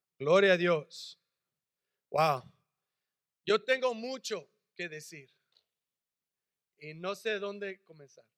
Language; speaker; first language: Spanish; early bilingual, heritage; English